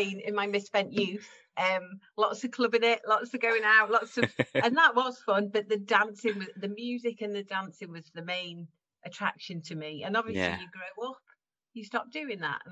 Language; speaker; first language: English; native; English